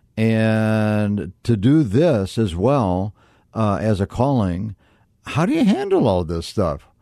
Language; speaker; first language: English; native; English